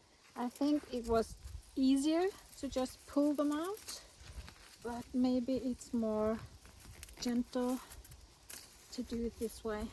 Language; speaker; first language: English; non-native, fluent; Norwegian